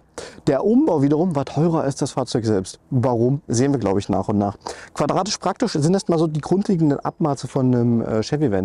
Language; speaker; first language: German; native; German